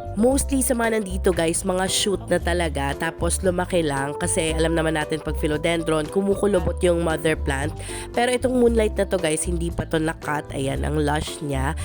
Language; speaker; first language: Filipino; non-native, local second language; Cebuano